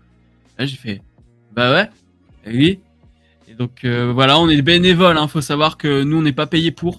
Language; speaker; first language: French; native; French